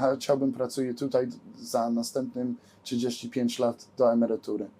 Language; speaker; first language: Polish; non-native, learner; English